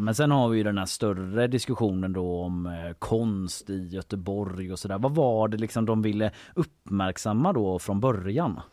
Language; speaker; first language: Swedish; native; Swedish